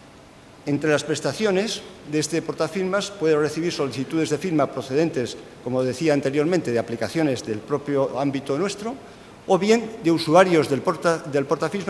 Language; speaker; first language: Spanish; native; Spanish